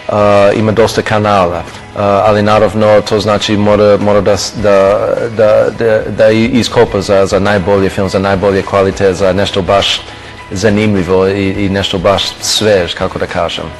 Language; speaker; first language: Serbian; non-native, fluent; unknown